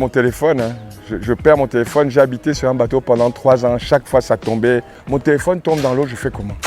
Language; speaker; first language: French; native; French